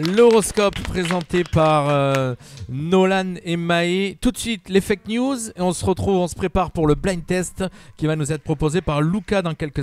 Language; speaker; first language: French; native; French